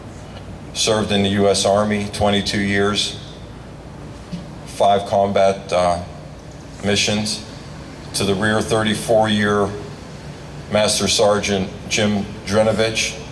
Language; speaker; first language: English; native; English